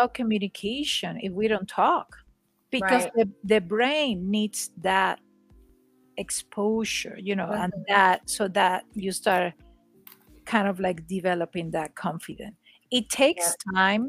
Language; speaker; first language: English; non-native, fluent; Spanish